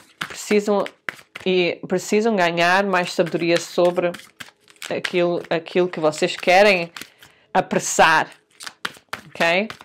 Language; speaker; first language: Portuguese; early bilingual, heritage; Portuguese